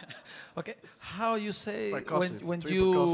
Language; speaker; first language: English; non-native, learner; Spanish